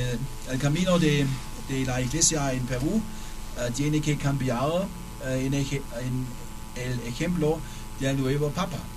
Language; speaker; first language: Spanish; non-native, learner; German